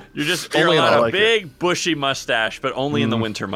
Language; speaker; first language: English; native; English